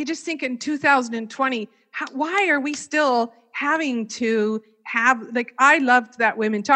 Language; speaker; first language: English; native; English